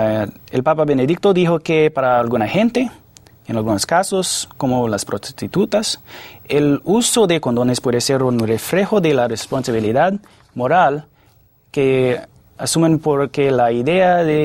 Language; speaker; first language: Spanish; non-native, fluent; English